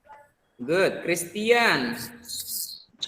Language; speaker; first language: English; non-native, learner; Indonesian